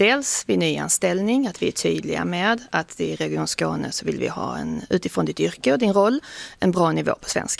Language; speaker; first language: Swedish; native; Swedish